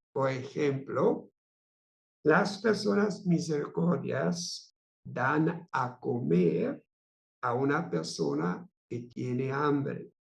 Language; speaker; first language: Spanish; non-native, fluent; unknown